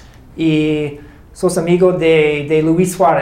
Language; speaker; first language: Spanish; non-native, learner; English